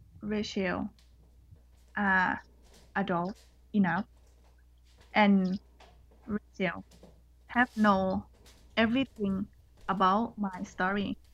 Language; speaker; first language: English; non-native, learner; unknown